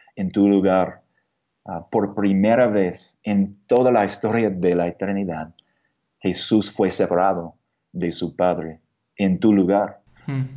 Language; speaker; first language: Spanish; non-native, fluent; English